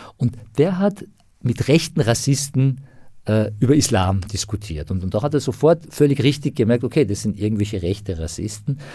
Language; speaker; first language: German; non-native, fluent; Persian